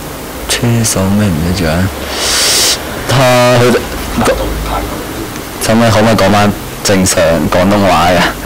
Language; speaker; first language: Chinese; non-native, local second language; Cantonese